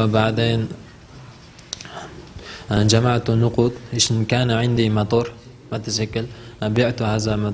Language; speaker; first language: Arabic; non-native, learner; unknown